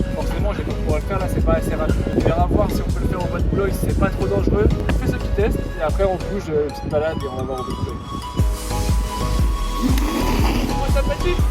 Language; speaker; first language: French; native; French